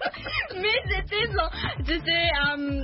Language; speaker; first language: French; non-native, learner; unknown